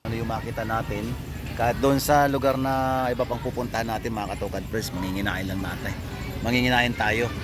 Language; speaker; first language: Filipino; native; Filipino